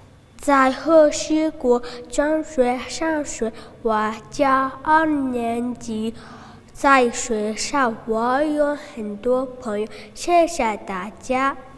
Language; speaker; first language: Chinese; non-native, learner; Mongolian